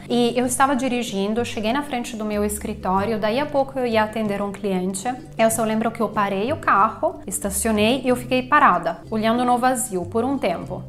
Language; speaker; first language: Portuguese; non-native, fluent; Italian